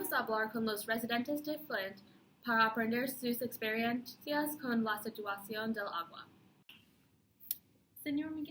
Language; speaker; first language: Spanish; non-native, learner; English